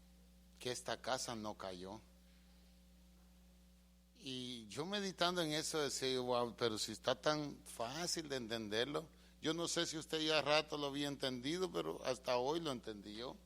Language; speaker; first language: Spanish; native; Spanish